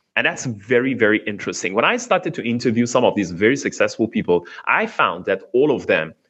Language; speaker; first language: English; non-native, fluent; Persian